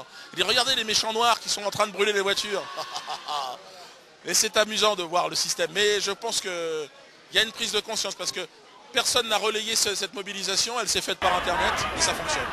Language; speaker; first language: French; native; French